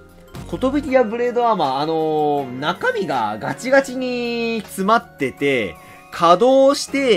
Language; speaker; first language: Japanese; native; Japanese